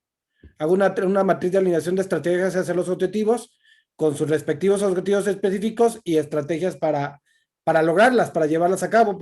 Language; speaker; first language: Spanish; native; Spanish